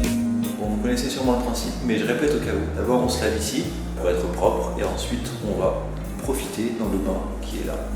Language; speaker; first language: French; native; French